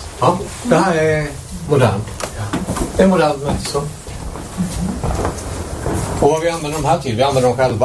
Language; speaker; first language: Swedish; native; Swedish